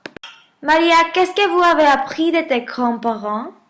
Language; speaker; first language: French; non-native, learner; Spanish